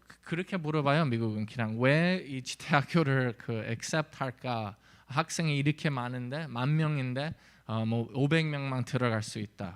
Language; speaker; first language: Korean; early bilingual, heritage; English